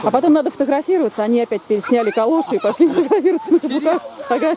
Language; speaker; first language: Russian; native; Russian